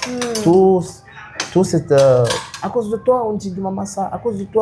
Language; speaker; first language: French; non-native, local second language; Ngazidja Comorian